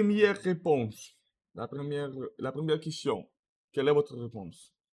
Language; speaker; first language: French; non-native, learner; Russian